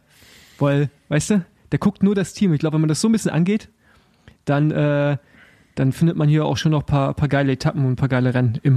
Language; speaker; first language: German; native; German